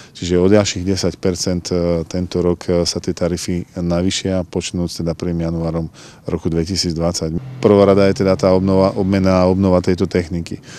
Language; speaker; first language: Slovak; native; Slovak